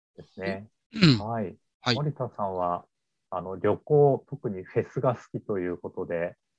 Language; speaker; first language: Japanese; native; Japanese